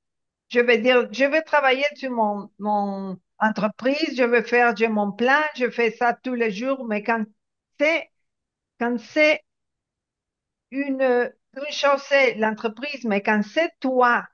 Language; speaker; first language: French; non-native, fluent; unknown